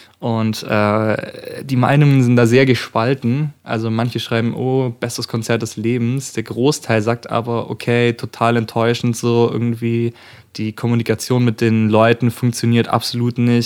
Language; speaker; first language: German; native; German